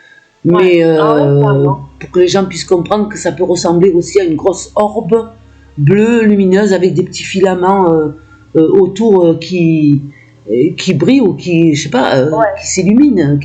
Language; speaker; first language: French; native; French